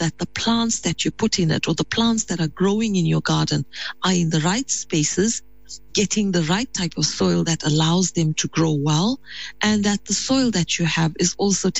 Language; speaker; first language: English; native; English